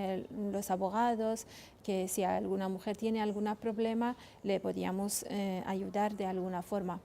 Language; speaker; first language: Spanish; non-native, fluent; Kurdish